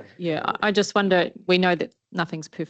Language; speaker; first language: English; native; English